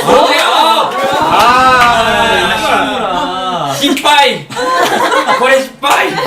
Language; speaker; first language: Japanese; non-native, learner; Korean